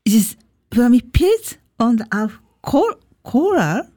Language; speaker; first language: German; non-native, learner; Japanese